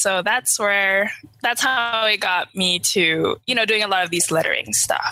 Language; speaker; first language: English; non-native, local second language; Filipino